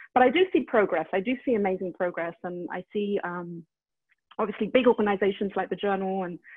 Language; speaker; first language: English; native; English